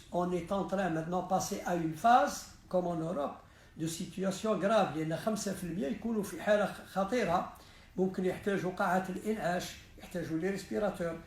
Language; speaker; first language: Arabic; native; Arabic